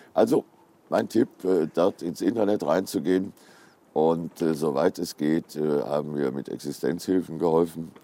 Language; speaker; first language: German; native; German